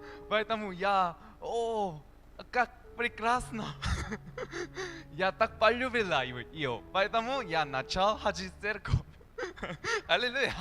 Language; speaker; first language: Russian; non-native, learner; Korean